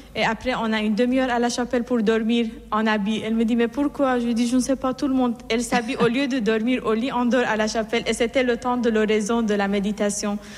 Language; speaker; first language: French; non-native, fluent; Persian